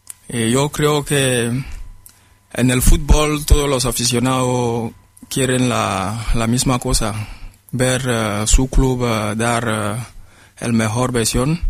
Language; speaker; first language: Spanish; non-native, fluent; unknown